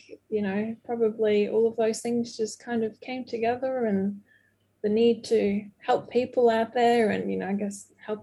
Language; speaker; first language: English; non-native, fluent; Portuguese